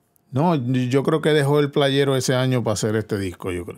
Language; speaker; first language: Spanish; early bilingual, heritage; Spanish